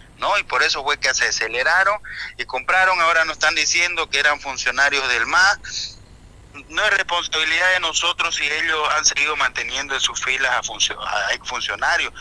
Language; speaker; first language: Spanish; native; Spanish